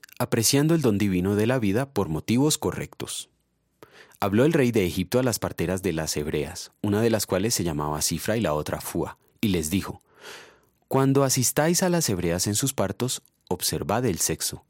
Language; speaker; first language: Spanish; native; Spanish